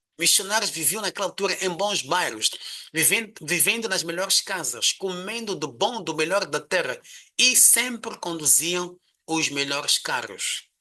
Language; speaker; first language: Portuguese; non-native, local second language; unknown